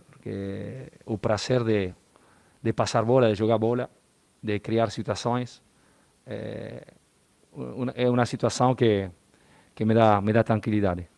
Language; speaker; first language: Portuguese; non-native, fluent; Spanish